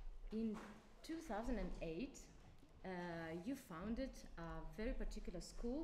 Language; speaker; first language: English; non-native, fluent; Italian